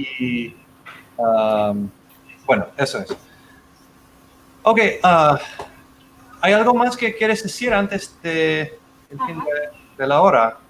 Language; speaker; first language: Spanish; non-native, fluent; English